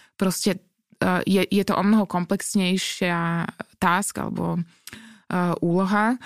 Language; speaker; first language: Slovak; native; Slovak